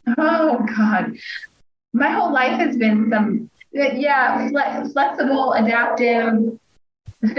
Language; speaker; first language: English; native; English